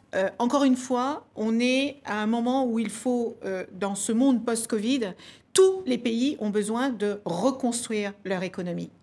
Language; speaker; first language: French; early bilingual, other home language; Kabuverdianu